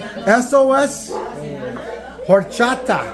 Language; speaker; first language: Spanish; non-native, learner; English